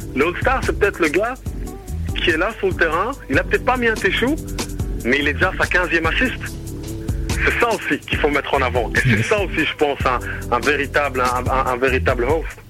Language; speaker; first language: French; native; French